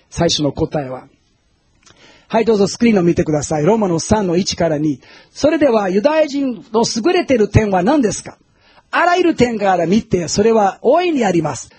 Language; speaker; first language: Japanese; non-native, fluent; Portuguese